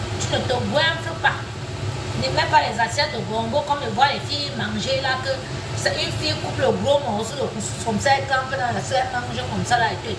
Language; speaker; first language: French; native; French